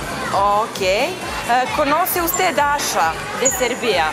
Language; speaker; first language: Spanish; non-native, learner; Serbian